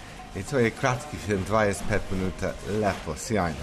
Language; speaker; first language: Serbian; non-native, learner; English